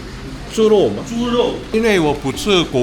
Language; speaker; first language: Chinese; non-native, learner; Korean